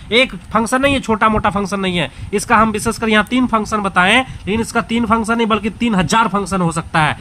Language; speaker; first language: Hindi; native; Hindi